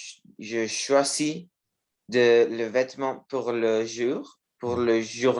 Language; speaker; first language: French; non-native, learner; Spanish